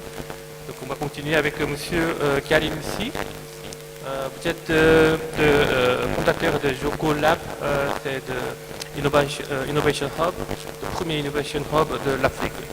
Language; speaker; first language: French; non-native, fluent; Korean